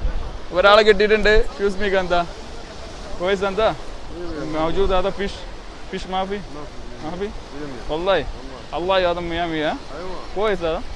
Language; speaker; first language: Arabic; non-native, learner; Malayalam